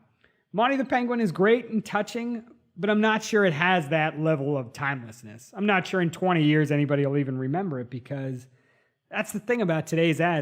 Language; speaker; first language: English; native; English